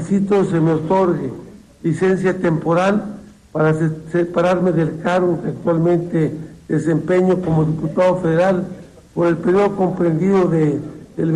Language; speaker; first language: Spanish; native; Spanish